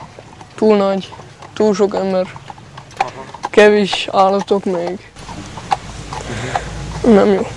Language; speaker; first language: Hungarian; non-native, learner; German